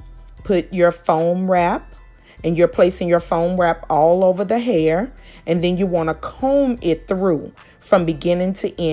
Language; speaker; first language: English; native; English